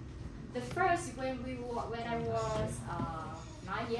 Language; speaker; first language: English; non-native, learner; Hmong